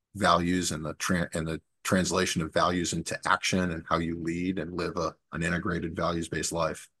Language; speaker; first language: English; native; English